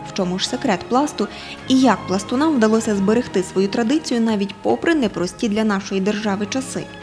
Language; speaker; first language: Ukrainian; native; Ukrainian